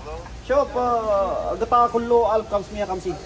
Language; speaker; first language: Arabic; non-native, learner; Filipino